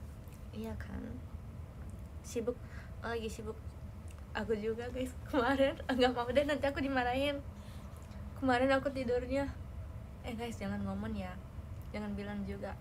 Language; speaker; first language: Indonesian; native; Indonesian